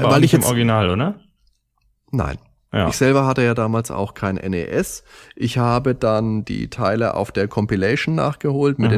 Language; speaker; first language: German; native; German